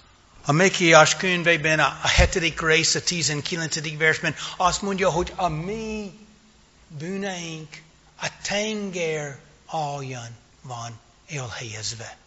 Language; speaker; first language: Hungarian; non-native, fluent; English